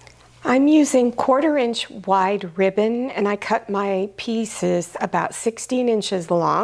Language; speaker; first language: English; native; English